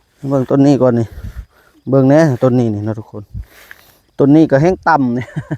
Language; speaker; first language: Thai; non-native, local second language; Lao